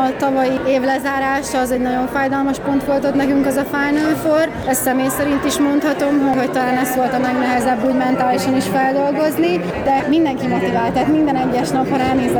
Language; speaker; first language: Hungarian; native; Hungarian